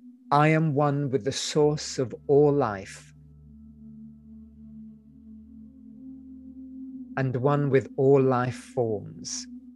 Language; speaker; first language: English; native; English